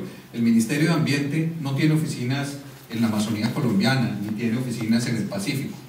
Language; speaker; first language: Spanish; native; Spanish